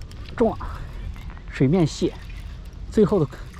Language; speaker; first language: Chinese; native; Chinese